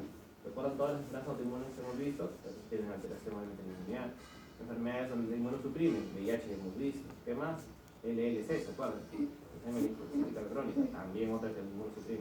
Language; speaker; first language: Spanish; native; Spanish